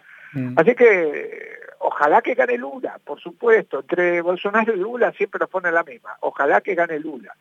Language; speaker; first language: Spanish; native; Spanish